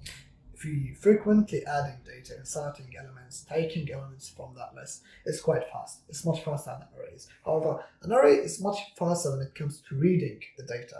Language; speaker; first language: English; non-native, fluent; Arabic